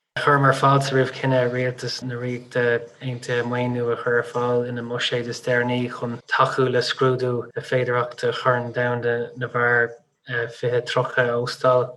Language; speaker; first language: Irish; non-native, local second language; English